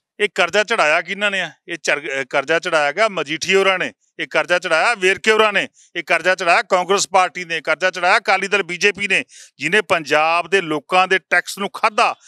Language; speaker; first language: Punjabi; native; Punjabi